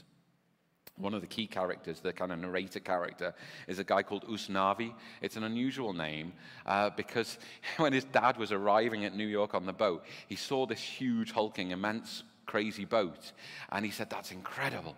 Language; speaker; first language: English; native; English